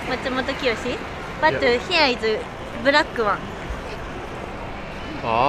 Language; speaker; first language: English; non-native, learner; Japanese